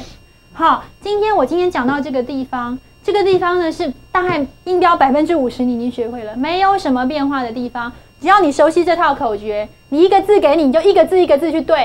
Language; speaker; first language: Chinese; native; Chinese